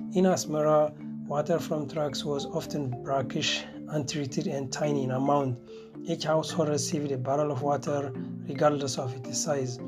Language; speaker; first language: English; non-native, fluent; Tigrinya